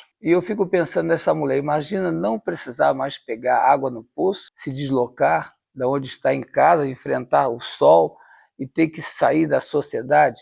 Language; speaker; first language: Portuguese; native; Portuguese